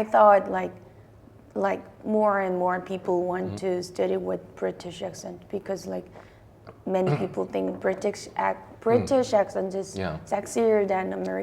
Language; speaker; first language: English; non-native, fluent; Korean